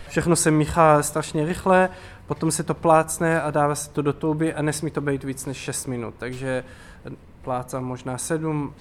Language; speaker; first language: Czech; non-native, fluent; Hebrew